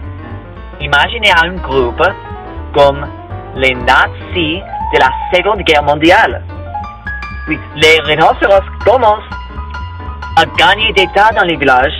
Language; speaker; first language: French; non-native, learner; English